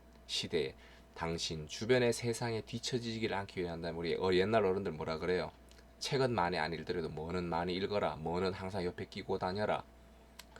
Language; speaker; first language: Korean; native; Korean